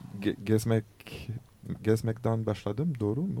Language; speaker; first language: Turkish; non-native, learner; French